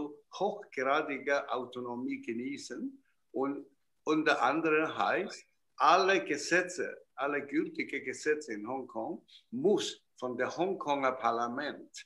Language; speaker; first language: German; non-native, fluent; Chinese